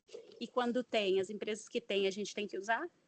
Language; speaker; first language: Portuguese; native; Portuguese